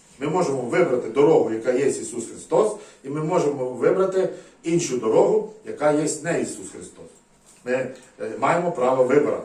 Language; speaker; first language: Ukrainian; native; Ukrainian